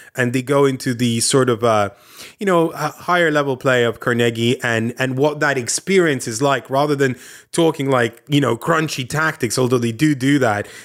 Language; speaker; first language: English; non-native, fluent; Lithuanian